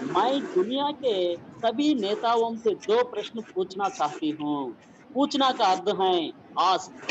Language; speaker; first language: Hindi; non-native, local second language; Telugu